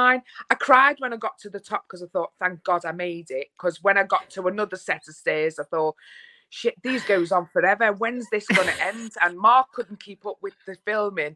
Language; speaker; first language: English; native; English